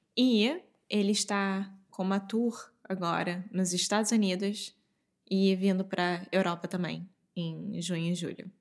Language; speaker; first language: Portuguese; native; Portuguese